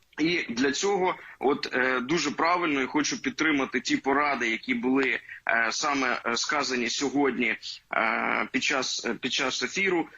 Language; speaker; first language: Ukrainian; native; Ukrainian